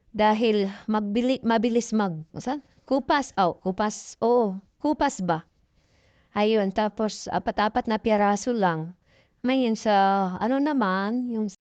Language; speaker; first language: Filipino; non-native, local second language; Cebuano